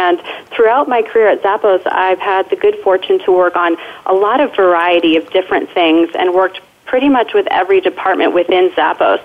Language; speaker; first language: English; native; English